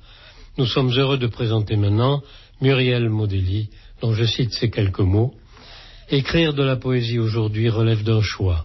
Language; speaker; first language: French; native; French